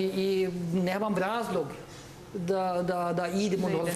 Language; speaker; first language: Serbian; non-native, learner; Norwegian